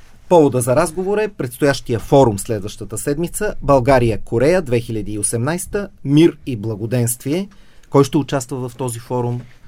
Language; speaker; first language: Bulgarian; native; Bulgarian